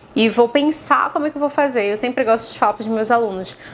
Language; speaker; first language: Portuguese; native; Portuguese